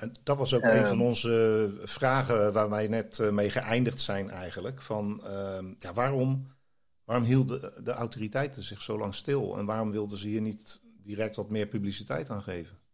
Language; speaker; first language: Dutch; native; Dutch